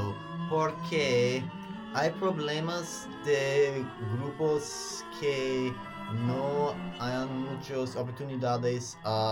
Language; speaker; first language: Spanish; non-native, learner; English